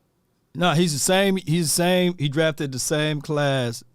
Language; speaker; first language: English; native; English